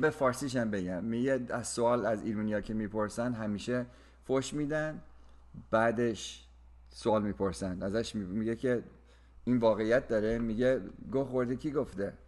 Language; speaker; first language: Persian; early bilingual, other home language; English